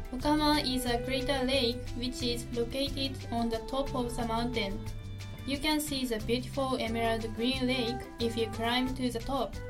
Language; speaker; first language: English; non-native, fluent; Japanese